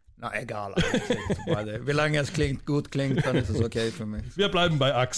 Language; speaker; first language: German; non-native, fluent; Swedish